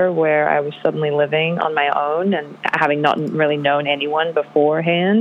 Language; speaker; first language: English; non-native, local second language; Polish